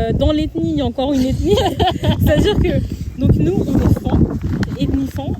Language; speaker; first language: French; native; French